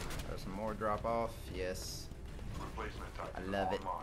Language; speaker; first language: English; native; English